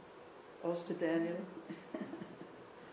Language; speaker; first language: Danish; non-native, fluent; English